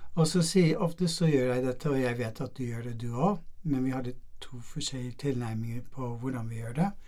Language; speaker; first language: Norwegian; non-native, fluent; English